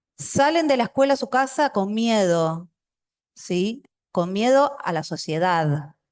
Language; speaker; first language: Spanish; non-native, local second language; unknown